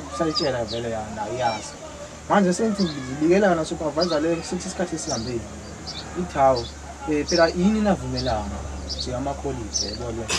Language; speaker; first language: Zulu; non-native, local second language; Xhosa